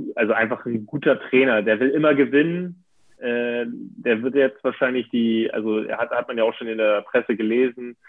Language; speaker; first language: German; native; German